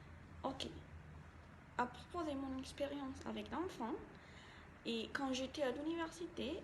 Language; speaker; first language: French; non-native, learner; Spanish